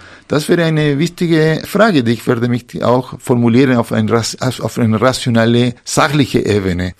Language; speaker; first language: German; non-native, fluent; Spanish